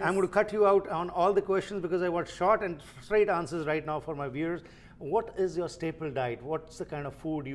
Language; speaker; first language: English; non-native, fluent; Punjabi